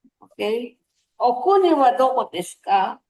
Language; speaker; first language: Japanese; non-native, fluent; Filipino